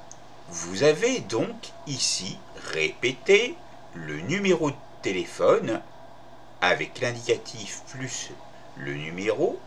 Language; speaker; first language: French; native; French